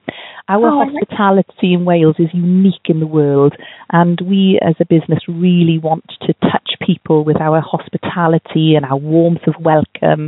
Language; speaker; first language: English; native; English